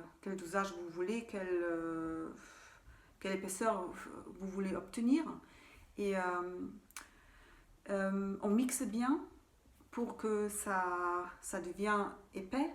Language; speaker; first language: French; non-native, fluent; German